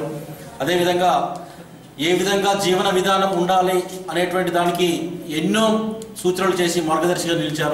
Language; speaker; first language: Telugu; native; Telugu